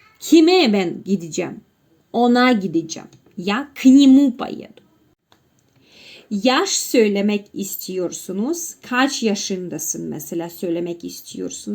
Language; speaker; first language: Turkish; non-native, fluent; Russian